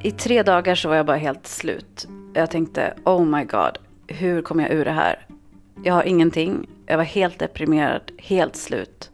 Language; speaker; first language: Swedish; early bilingual, other home language; Arabic